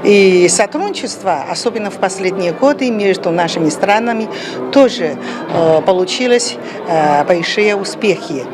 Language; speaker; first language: Russian; non-native, learner; Chinese